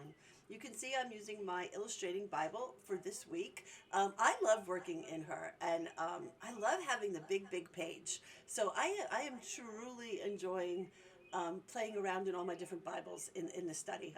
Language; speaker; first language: English; native; English